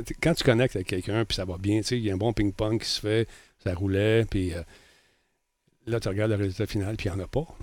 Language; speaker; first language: French; native; French